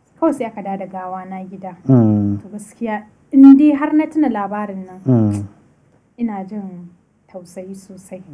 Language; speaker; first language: Hausa; native; Hausa